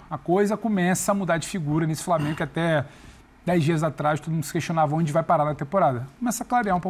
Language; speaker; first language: Portuguese; native; Portuguese